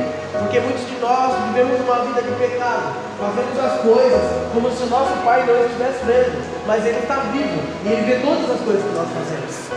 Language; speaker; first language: Portuguese; native; Portuguese